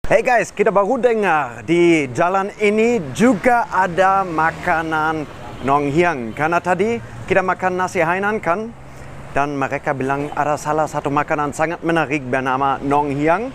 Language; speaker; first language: Indonesian; non-native, fluent; German